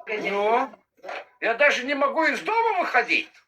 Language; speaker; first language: Russian; non-native, learner; Lithuanian